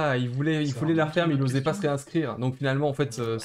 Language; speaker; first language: French; native; French